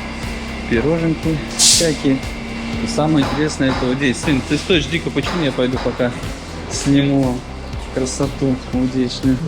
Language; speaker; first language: Russian; native; Russian